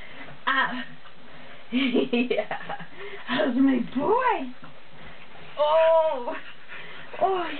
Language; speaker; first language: English; native; English